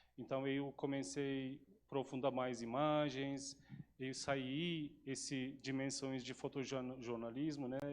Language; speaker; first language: Portuguese; non-native, fluent; Turkish